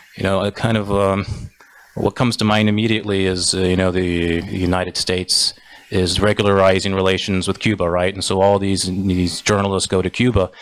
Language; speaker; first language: English; native; English